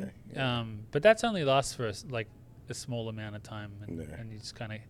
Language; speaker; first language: English; native; English